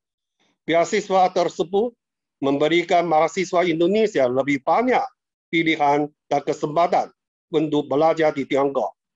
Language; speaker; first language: Indonesian; non-native, fluent; Chinese